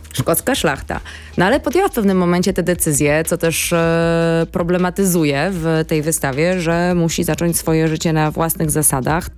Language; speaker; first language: Polish; native; Polish